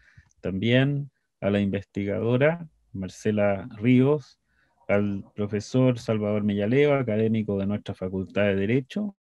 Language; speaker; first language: Spanish; native; Spanish